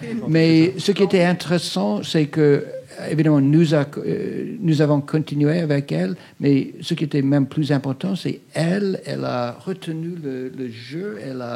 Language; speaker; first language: French; non-native, fluent; English